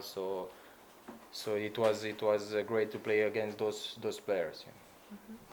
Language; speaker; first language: English; non-native, learner; Slovenian